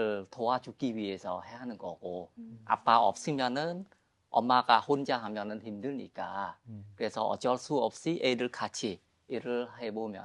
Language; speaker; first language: Korean; non-native, fluent; Khmer